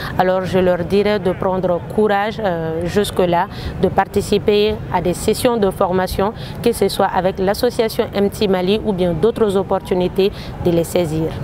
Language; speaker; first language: French; non-native, local second language; Bambara